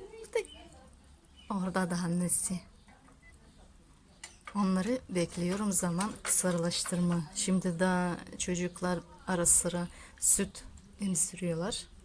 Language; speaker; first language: Turkish; non-native, learner; Russian